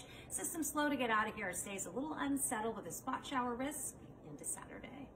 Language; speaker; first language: English; native; English